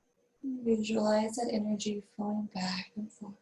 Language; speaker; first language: English; native; English